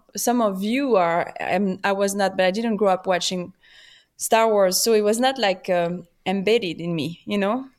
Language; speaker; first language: English; non-native, fluent; French